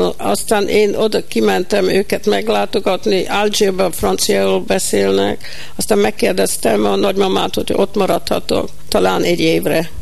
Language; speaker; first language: Hungarian; early bilingual, heritage; Hungarian